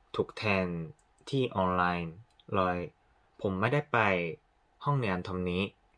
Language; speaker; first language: Thai; non-native, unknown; Korean